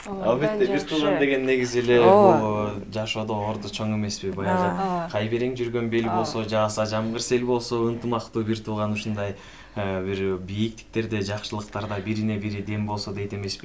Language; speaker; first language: Kyrgyz; native; Kyrgyz